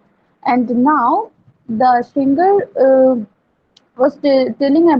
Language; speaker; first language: English; non-native, learner; Bangla